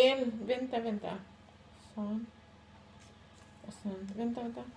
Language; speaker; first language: Swedish; non-native, learner; Filipino